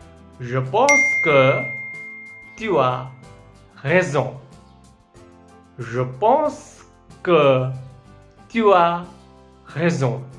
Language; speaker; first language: French; non-native, fluent; Hindi